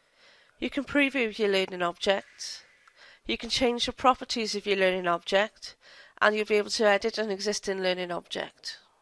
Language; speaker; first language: English; native; English